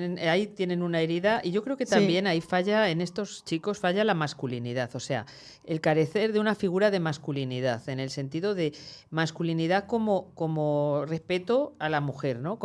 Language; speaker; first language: Spanish; native; Spanish